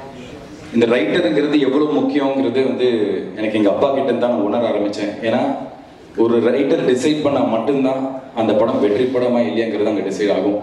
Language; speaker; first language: Tamil; native; Tamil